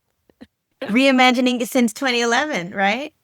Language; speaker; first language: English; native; English